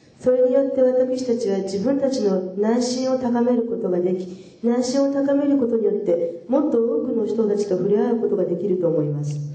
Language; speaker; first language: Japanese; native; Japanese